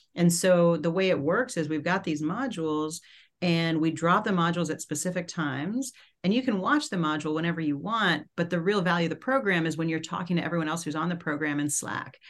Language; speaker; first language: English; native; English